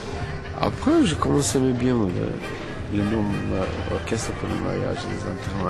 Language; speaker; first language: French; non-native, fluent; Serbian